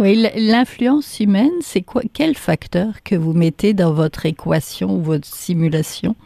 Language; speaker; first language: French; native; French